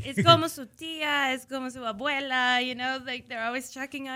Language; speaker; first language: Spanish; early bilingual, heritage; English